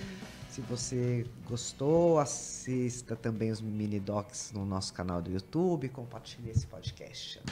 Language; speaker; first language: Portuguese; native; Portuguese